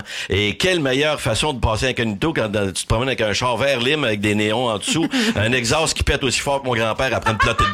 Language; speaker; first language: French; native; French